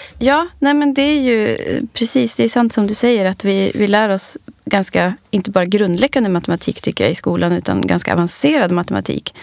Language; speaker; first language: Swedish; early bilingual, other home language; English